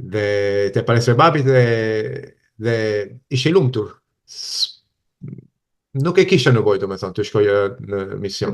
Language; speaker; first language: Albanian; non-native, fluent; Italian